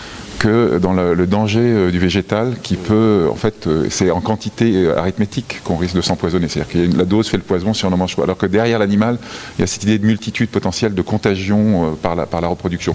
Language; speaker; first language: French; native; French